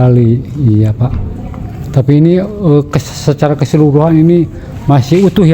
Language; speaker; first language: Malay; non-native, local second language; Sundanese